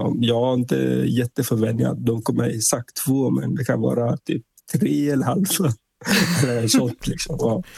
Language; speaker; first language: Swedish; non-native, fluent; Vietnamese